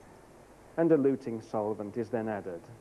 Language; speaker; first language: English; native; English